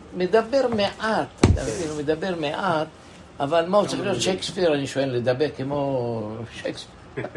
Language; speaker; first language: Hebrew; non-native, fluent; Persian